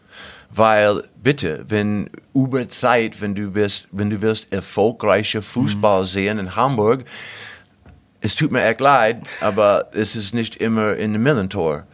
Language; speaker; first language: German; non-native, fluent; English